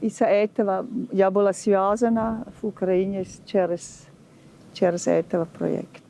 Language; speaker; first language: Russian; non-native, learner; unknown